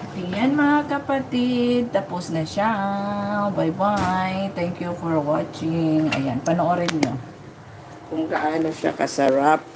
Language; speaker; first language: Filipino; non-native, local second language; Waray